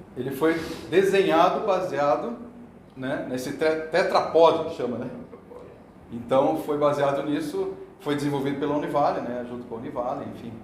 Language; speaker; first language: Portuguese; native; Portuguese